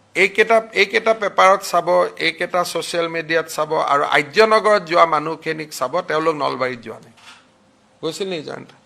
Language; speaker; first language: Assamese; native; Assamese